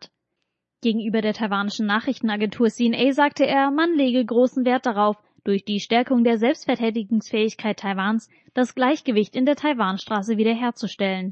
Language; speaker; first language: German; native; German